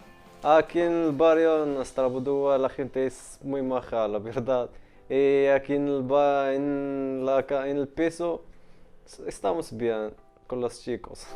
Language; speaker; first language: Spanish; non-native, learner; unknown